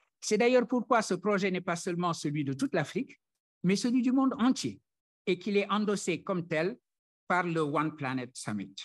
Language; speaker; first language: French; non-native, local second language; Wolof